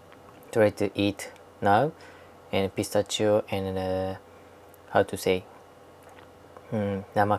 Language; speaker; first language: English; non-native, learner; Japanese